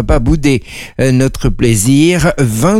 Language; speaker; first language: French; native; French